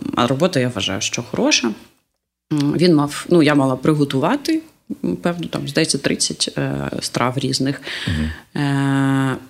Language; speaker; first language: Ukrainian; non-native, local second language; Russian